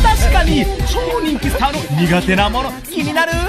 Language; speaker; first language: Japanese; native; Japanese